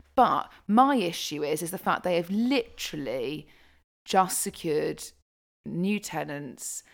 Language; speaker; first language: English; native; English